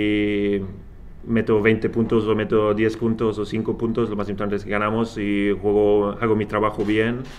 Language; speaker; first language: Spanish; non-native, fluent; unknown